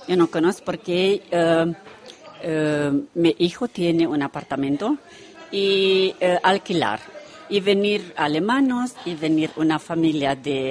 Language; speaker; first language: Spanish; non-native, learner; Romanian